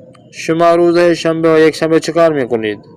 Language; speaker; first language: Persian; non-native, fluent; Urdu